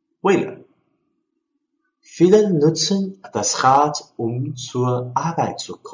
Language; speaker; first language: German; non-native, fluent; Chinese